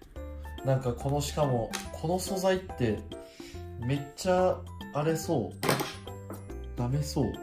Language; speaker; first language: Japanese; native; Japanese